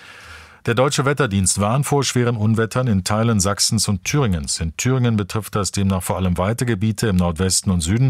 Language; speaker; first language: German; native; German